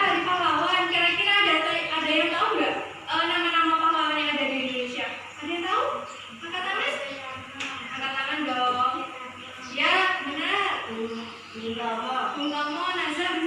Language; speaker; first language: Indonesian; native; Indonesian